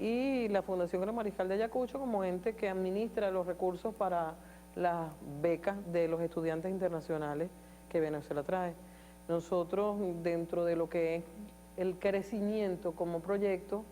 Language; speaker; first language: Spanish; native; Spanish